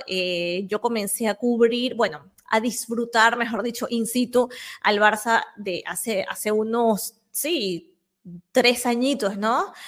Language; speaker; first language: Spanish; native; Spanish